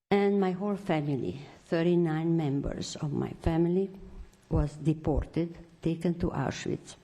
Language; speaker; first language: English; non-native, fluent; Romanian